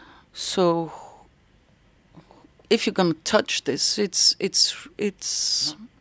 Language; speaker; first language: English; non-native, fluent; Dutch